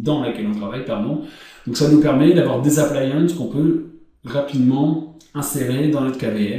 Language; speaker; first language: French; native; French